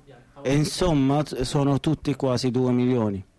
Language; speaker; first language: Italian; non-native, learner; Arabic